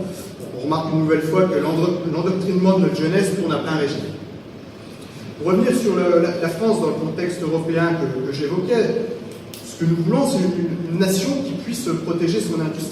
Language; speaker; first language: French; native; French